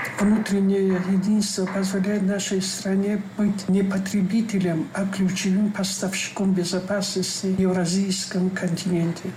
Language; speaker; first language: Russian; non-native, local second language; Tajik